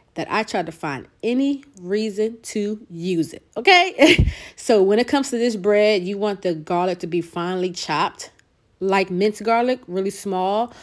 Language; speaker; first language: English; native; English